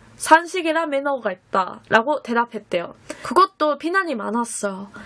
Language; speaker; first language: Korean; non-native, fluent; Japanese